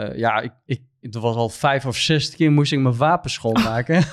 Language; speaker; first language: Dutch; non-native, fluent; Turkish